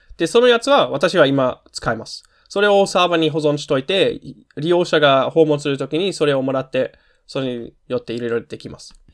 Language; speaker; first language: Japanese; non-native, fluent; German